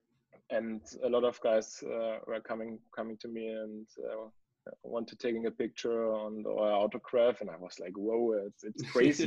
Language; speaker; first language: English; non-native, fluent; German